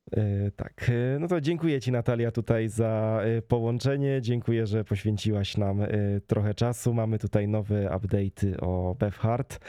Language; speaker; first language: Polish; native; Polish